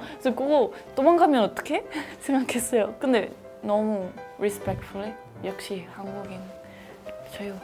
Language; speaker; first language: Korean; non-native, fluent; Spanish